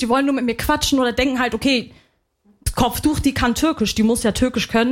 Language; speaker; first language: German; early bilingual, other home language; Arabic